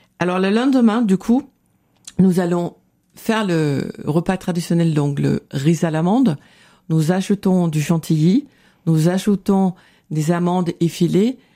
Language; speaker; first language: French; non-native, fluent; Danish